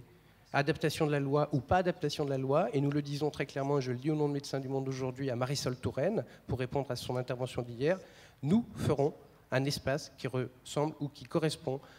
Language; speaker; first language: French; native; French